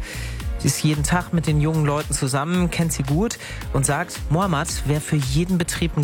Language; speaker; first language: German; native; German